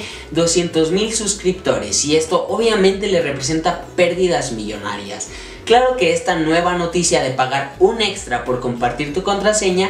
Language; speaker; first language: Spanish; native; Spanish